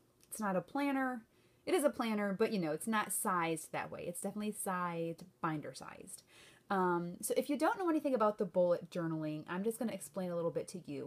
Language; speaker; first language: English; native; English